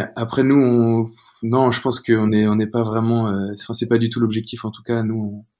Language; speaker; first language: French; native; French